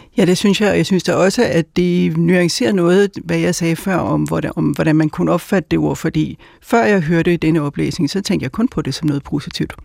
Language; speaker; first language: Danish; native; Danish